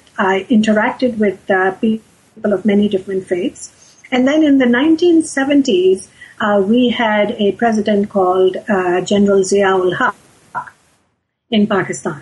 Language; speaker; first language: English; non-native, local second language; Urdu